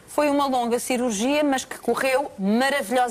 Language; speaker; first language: Portuguese; native; Portuguese